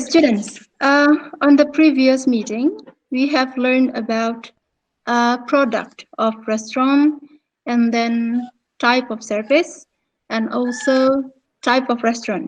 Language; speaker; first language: English; non-native, fluent; Indonesian